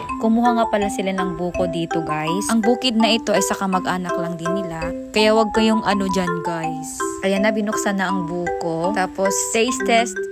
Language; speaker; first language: Filipino; non-native, local second language; Surigaonon